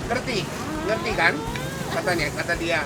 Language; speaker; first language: Indonesian; non-native, fluent; Japanese